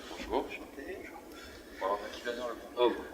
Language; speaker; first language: French; native; French